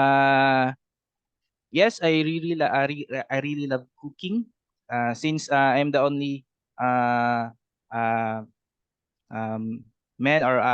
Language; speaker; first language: English; non-native, learner; Cebuano